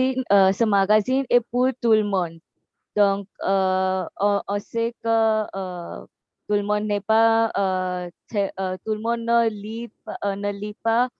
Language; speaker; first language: French; non-native, learner; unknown